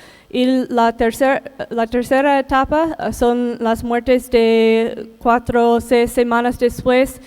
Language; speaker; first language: Spanish; non-native, fluent; English